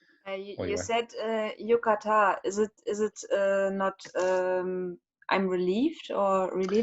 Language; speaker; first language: English; non-native, fluent; German